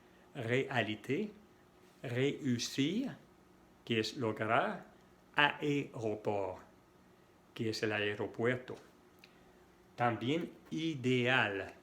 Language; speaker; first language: Spanish; non-native, fluent; French